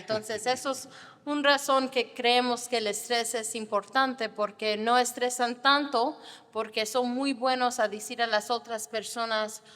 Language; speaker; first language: Spanish; non-native, fluent; English